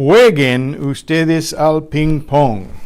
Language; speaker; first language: Spanish; non-native, fluent; English